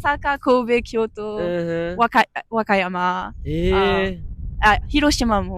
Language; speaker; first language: Japanese; non-native, learner; French